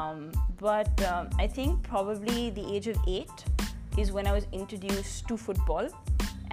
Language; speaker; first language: English; non-native, local second language; Punjabi